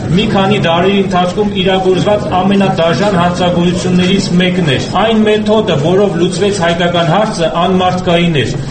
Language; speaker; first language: Armenian; native; Armenian